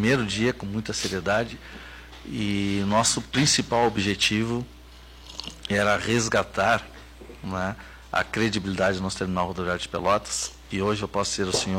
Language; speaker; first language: Portuguese; native; Portuguese